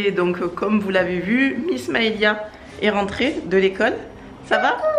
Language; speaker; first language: French; native; French